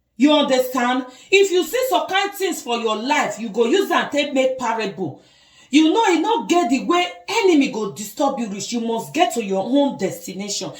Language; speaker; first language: Nigerian Pidgin; non-native, local second language; Bini